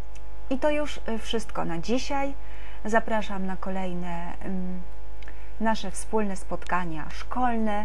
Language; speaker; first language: Polish; native; Polish